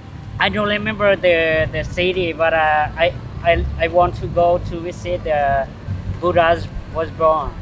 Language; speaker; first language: English; non-native, learner; Lao